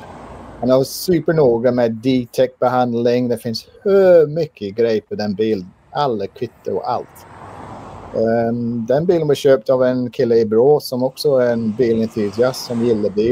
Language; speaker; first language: Swedish; non-native, fluent; English